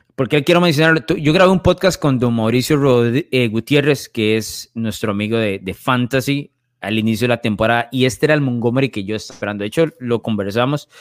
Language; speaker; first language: Spanish; native; Spanish